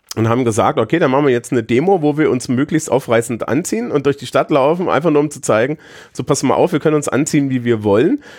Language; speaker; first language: German; native; German